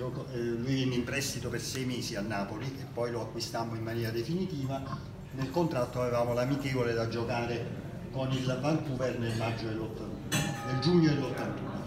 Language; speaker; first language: Italian; native; Italian